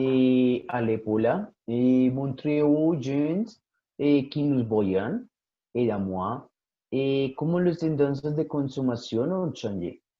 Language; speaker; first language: French; non-native, learner; Spanish